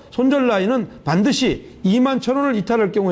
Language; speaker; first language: Korean; native; Korean